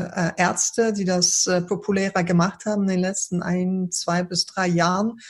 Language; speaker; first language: German; early bilingual, other home language; Polish